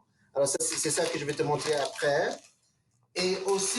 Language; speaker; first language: French; non-native, local second language; English